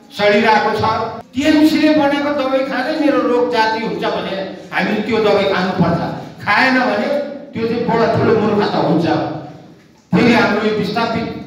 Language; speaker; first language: Nepali; native; Nepali